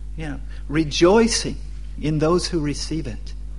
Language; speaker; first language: English; native; English